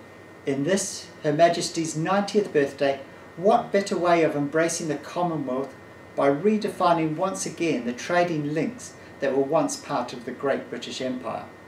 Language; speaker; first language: English; native; English